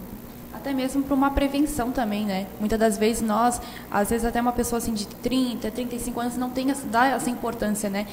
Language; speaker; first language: Portuguese; native; Portuguese